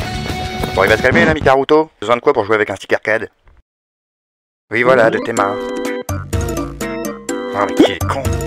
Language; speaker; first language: French; native; French